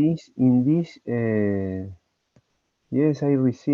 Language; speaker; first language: English; non-native, learner; Spanish